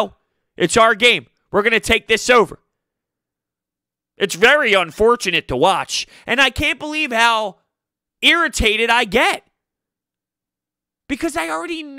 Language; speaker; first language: English; native; English